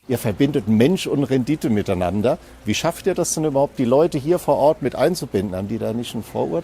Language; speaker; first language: German; native; German